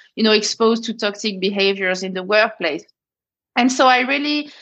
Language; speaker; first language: English; non-native, fluent; French